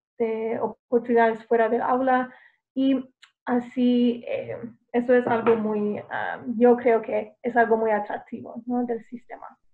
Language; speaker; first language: Spanish; non-native, fluent; English